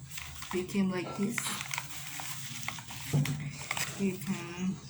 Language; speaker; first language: English; non-native, learner; Indonesian